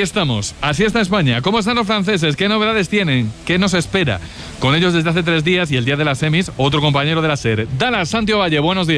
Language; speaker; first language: Spanish; native; Spanish